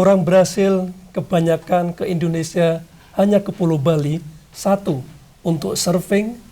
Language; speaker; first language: Indonesian; non-native, local second language; Javanese